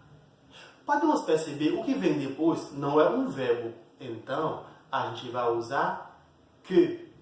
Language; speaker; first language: Portuguese; non-native, fluent; Haitian Creole